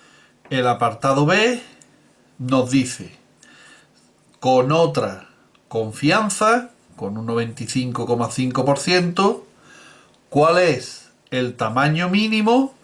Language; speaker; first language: Spanish; native; Spanish